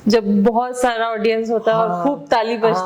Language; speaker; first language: Hindi; native; Hindi